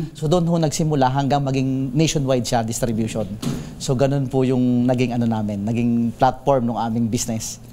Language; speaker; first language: Filipino; native; Filipino